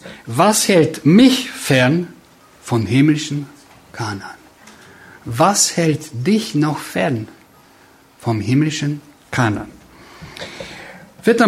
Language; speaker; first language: German; non-native, fluent; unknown